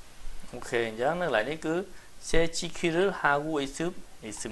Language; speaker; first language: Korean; non-native, learner; Khmer